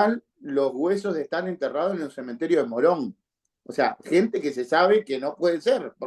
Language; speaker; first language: Spanish; native; Spanish